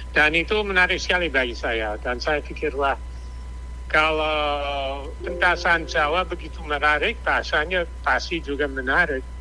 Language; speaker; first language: Indonesian; non-native, fluent; English